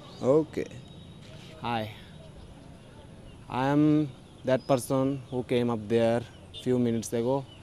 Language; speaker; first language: English; non-native, local second language; Bangla